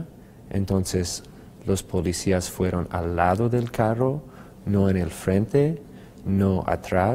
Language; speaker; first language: Spanish; non-native, fluent; English